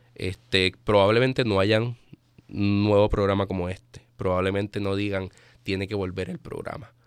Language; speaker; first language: Spanish; native; Spanish